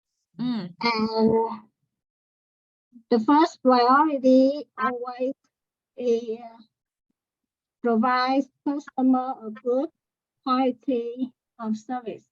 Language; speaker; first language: English; non-native, learner; Vietnamese